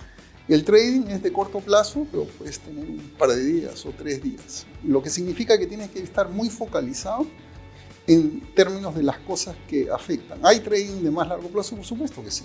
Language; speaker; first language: Spanish; native; Spanish